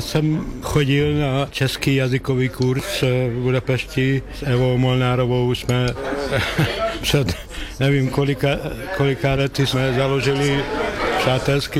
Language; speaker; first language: Czech; non-native, fluent; Hungarian